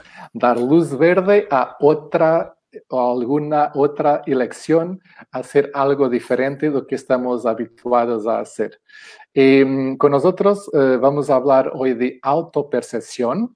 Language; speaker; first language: Spanish; non-native, fluent; Portuguese